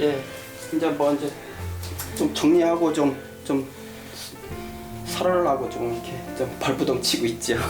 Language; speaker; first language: Korean; native; Korean